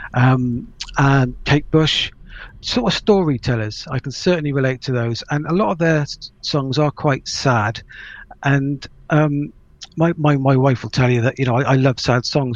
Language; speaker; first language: English; native; English